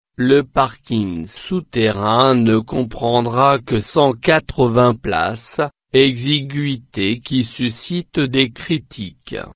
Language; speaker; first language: French; non-native, local second language; Arabic